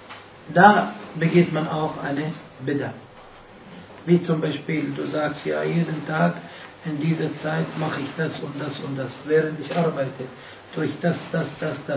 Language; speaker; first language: German; non-native, fluent; Arabic